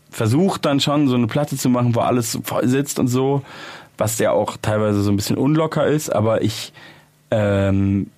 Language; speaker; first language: German; native; German